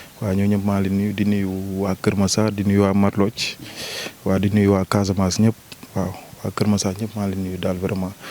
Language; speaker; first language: Wolof; non-native, local second language; Jola-Fonyi